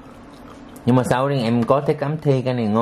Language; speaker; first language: Vietnamese; non-native, learner; Korean